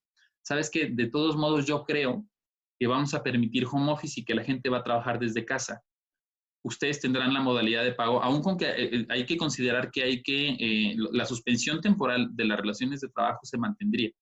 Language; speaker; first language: Spanish; native; Spanish